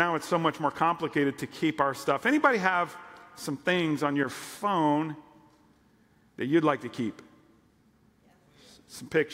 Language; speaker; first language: English; native; English